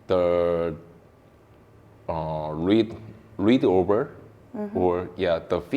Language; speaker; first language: English; non-native, learner; Korean